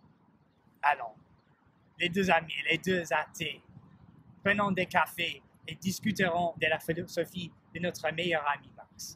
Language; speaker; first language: French; non-native, learner; English